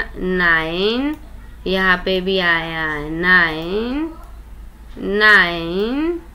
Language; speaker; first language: Hindi; non-native, local second language; Marathi